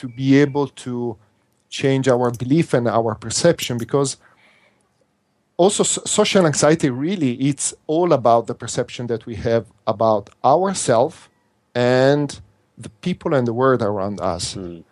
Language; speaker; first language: English; non-native, fluent; Italian